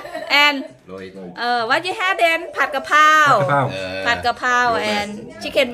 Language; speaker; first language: English; non-native, learner; Thai